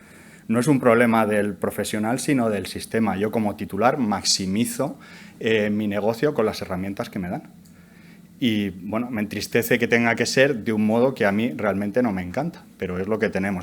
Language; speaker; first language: Spanish; native; Spanish